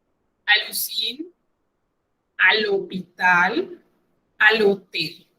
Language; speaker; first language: French; non-native, fluent; Spanish